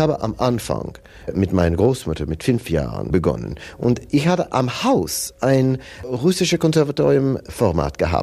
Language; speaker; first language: German; non-native, fluent; English